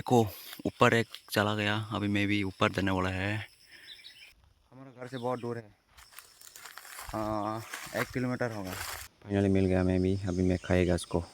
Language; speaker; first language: Hindi; non-native, local second language; Kok Borok